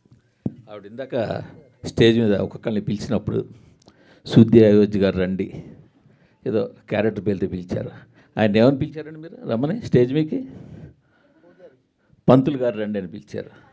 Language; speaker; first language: Telugu; native; Telugu